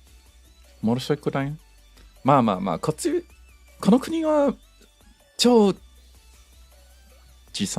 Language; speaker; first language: Japanese; non-native, learner; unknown